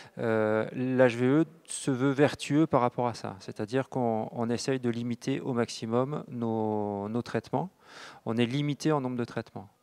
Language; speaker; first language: French; native; French